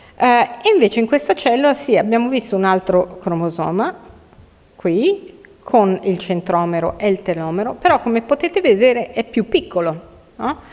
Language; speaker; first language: Italian; native; Italian